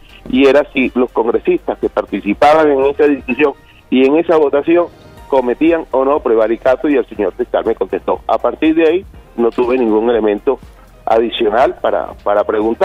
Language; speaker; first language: Spanish; native; Spanish